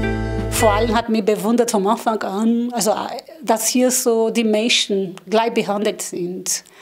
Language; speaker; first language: German; non-native, learner; Portuguese